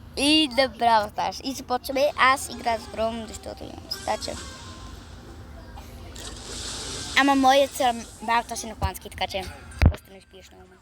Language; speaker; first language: Bulgarian; early bilingual, heritage; Bulgarian